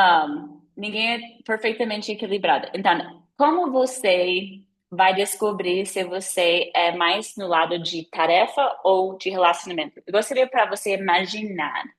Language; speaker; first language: Portuguese; non-native, fluent; English